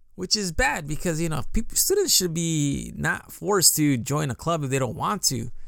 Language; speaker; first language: English; native; English